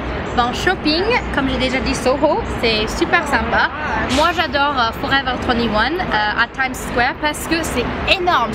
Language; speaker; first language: French; non-native, fluent; English